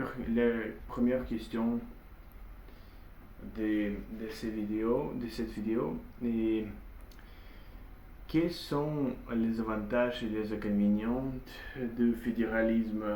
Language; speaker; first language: French; non-native, learner; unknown